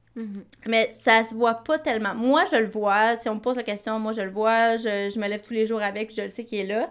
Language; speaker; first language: French; native; French